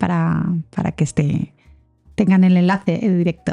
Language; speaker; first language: Spanish; native; Spanish